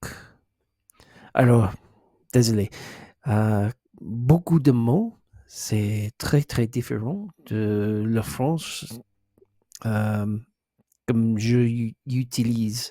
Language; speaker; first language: French; non-native, learner; English